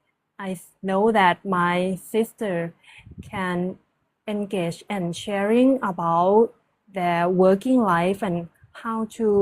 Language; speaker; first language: English; non-native, learner; Thai